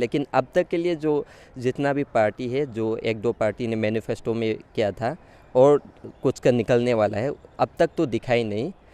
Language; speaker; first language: Hindi; non-native, local second language; Manipuri